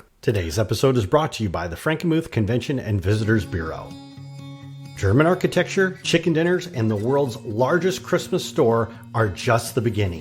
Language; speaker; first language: English; native; English